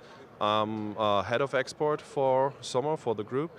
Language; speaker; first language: English; non-native, fluent; German